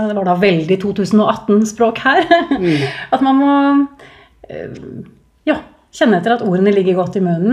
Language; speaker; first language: Norwegian; native; Norwegian